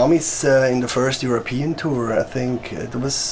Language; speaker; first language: English; non-native, fluent; Swiss German